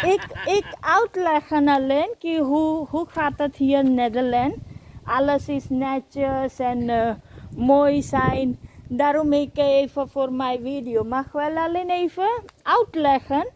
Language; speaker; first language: Dutch; non-native, learner; Hindi